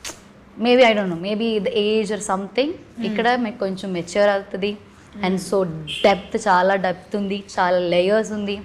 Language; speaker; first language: Telugu; non-native, learner; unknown